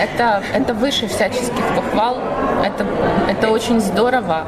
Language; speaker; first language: Russian; native; Russian